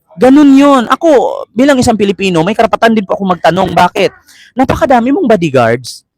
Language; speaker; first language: Filipino; native; Filipino